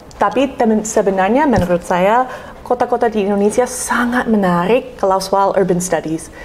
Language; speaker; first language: Indonesian; non-native, fluent; English